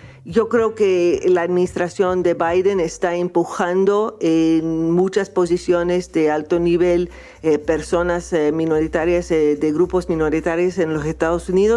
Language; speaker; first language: Spanish; non-native, fluent; English